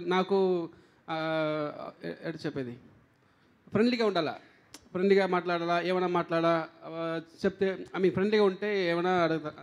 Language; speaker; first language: Telugu; non-native, learner; Tamil